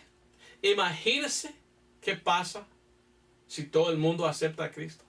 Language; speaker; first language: Spanish; non-native, fluent; English